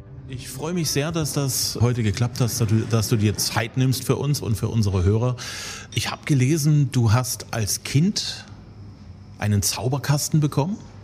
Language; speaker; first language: German; native; German